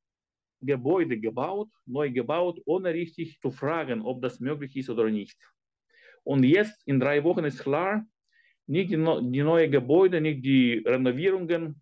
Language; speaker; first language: German; non-native, fluent; Ukrainian